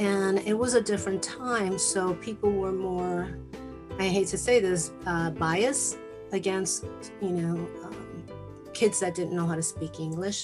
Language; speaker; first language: English; early bilingual, other home language; Spanish